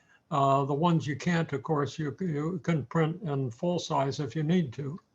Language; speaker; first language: English; native; English